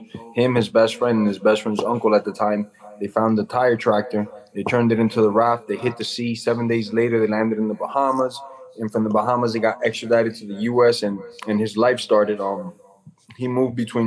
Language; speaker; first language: English; native; English